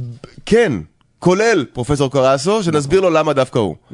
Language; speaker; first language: Hebrew; native; Hebrew